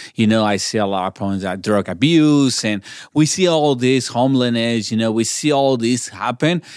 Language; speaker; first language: English; non-native, learner; Spanish